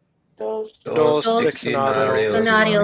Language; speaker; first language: Spanish; non-native, learner; English